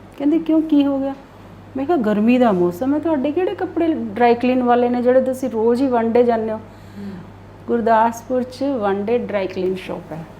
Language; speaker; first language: Punjabi; non-native, local second language; Hindi